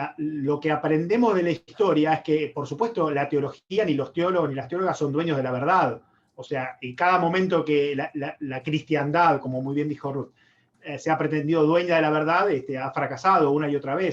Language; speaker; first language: Spanish; native; Spanish